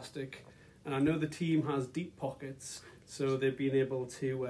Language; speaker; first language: English; native; English